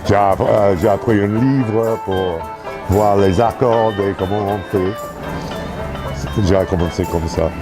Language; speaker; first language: French; non-native, fluent; English